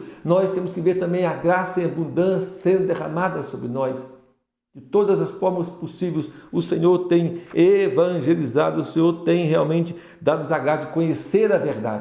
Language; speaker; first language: Portuguese; native; Portuguese